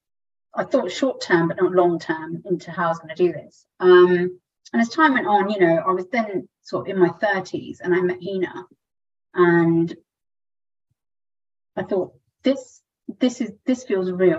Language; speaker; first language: English; native; English